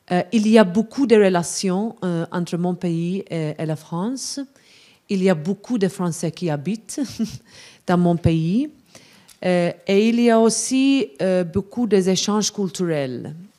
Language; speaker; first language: French; non-native, fluent; Maltese